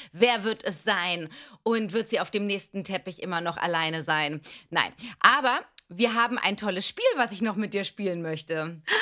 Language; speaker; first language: German; early bilingual, other home language; Greek